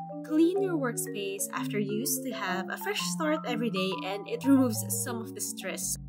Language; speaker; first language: English; non-native, local second language; Filipino